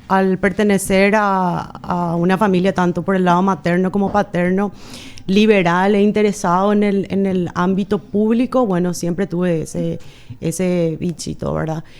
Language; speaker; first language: Spanish; native; Spanish